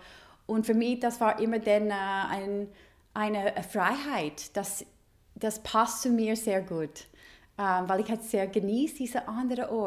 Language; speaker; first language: German; non-native, fluent; English